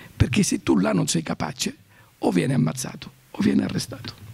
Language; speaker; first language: Italian; native; Italian